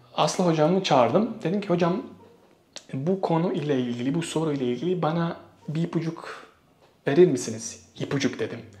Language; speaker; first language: Turkish; non-native, fluent; Bosnian